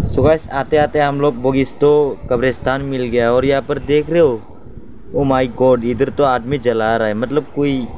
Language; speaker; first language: Hindi; non-native, local second language; Assamese